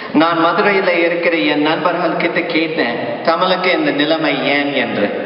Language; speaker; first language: Tamil; non-native, fluent; English